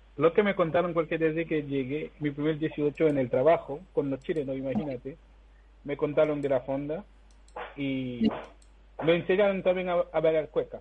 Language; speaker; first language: Spanish; non-native, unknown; Haitian Creole